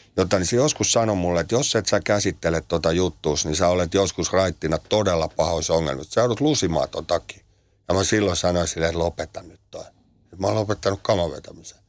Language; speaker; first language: Finnish; native; Finnish